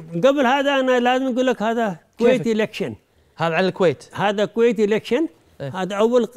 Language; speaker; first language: Arabic; non-native, fluent; Urdu